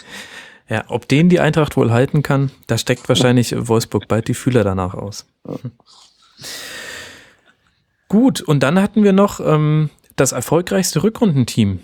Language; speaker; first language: German; native; German